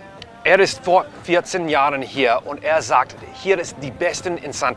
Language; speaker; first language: German; non-native, learner; English